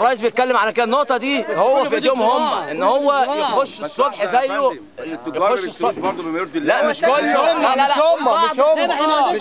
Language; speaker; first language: Arabic; native; Arabic